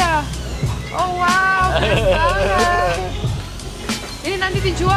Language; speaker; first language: Indonesian; non-native, learner; Romanian